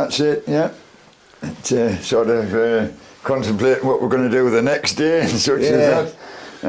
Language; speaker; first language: English; native; English